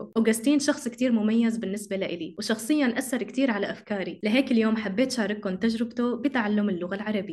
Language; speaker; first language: Arabic; native; Arabic